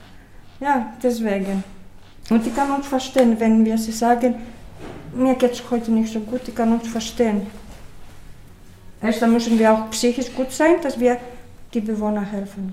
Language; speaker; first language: German; non-native, learner; Greek